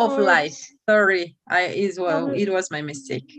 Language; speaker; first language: English; non-native, fluent; Spanish